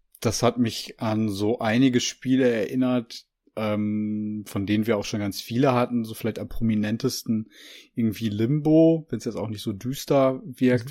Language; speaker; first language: German; native; German